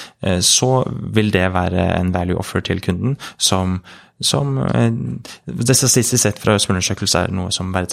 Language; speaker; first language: Norwegian; native; Norwegian